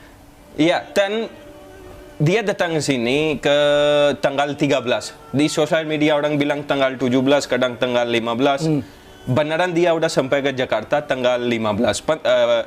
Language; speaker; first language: Indonesian; non-native, fluent; Hindi